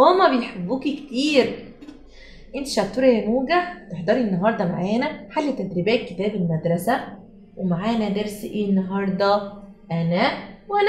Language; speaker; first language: Arabic; native; Arabic